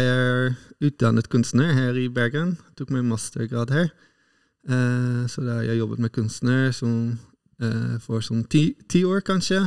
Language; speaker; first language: Norwegian; non-native, fluent; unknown